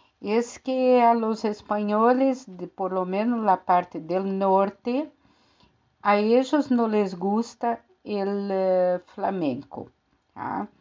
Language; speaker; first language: Spanish; non-native, fluent; Portuguese